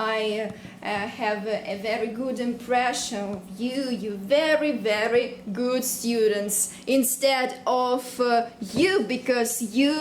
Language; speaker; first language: English; non-native, fluent; Russian